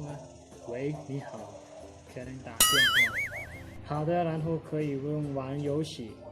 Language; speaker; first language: Chinese; non-native, learner; Lao